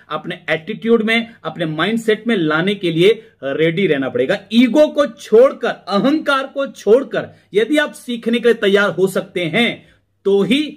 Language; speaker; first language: Hindi; native; Hindi